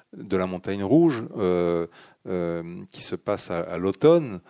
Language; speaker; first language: French; native; French